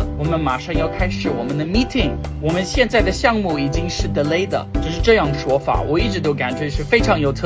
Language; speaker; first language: Chinese; non-native, fluent; English